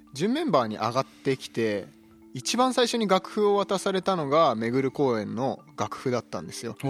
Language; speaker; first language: Japanese; native; Japanese